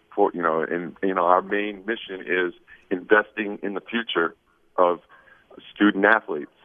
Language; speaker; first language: English; native; English